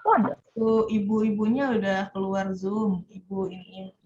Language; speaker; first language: Indonesian; native; Indonesian